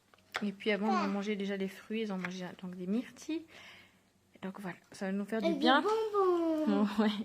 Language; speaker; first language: French; native; French